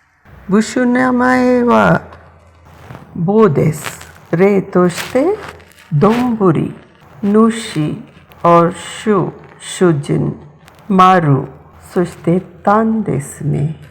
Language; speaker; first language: Japanese; non-native, fluent; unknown